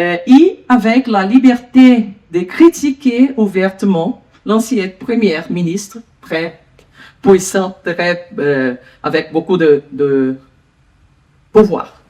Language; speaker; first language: French; non-native, learner; Portuguese